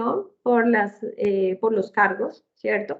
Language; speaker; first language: Spanish; native; Spanish